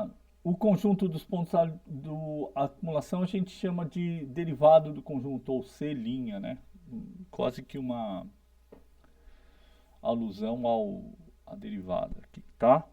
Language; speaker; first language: Portuguese; native; Portuguese